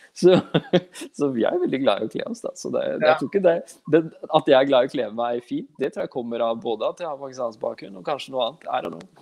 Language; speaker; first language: Norwegian; early bilingual, other home language; Urdu